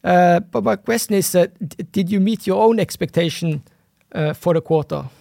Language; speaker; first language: English; non-native, fluent; Norwegian